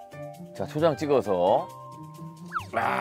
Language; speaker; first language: Korean; native; Korean